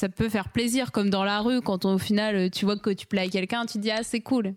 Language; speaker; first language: French; native; French